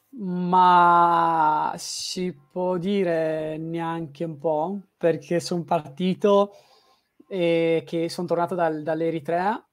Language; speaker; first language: Italian; early bilingual, other home language; Tigrinya